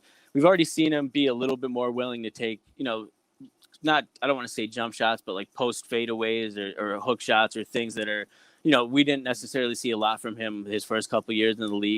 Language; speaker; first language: English; native; English